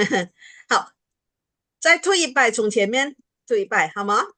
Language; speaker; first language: Chinese; early bilingual, heritage; Chinese